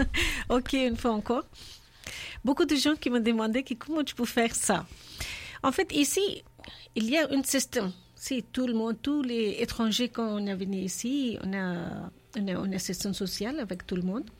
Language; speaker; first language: French; non-native, learner; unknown